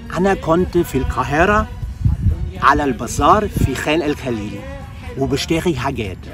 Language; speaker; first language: Egyptian Arabic; non-native, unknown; German